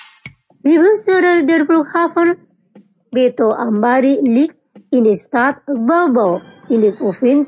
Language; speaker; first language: German; non-native, fluent; Indonesian